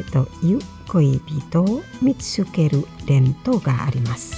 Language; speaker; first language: Japanese; non-native, fluent; Indonesian